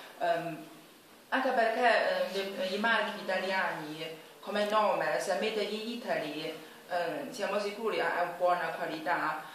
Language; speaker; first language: Italian; non-native, learner; Chinese